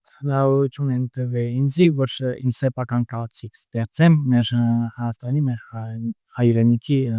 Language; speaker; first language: Armenian; early bilingual, heritage; Armenian